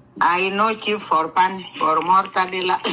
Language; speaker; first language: English; non-native, learner; Spanish